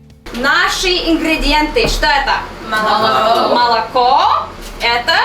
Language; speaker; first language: Russian; non-native, fluent; English